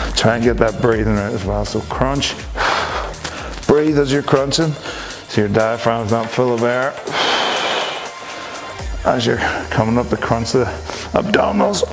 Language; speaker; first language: English; native; English